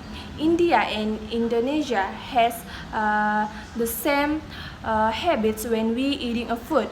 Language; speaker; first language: English; non-native, learner; Indonesian